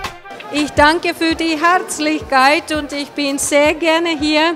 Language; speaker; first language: German; non-native, fluent; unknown